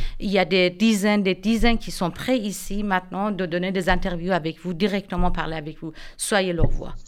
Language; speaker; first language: French; non-native, fluent; Persian